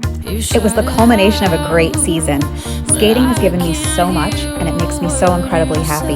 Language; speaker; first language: English; native; English